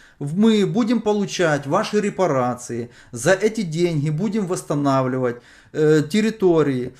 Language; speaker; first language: Russian; native; Russian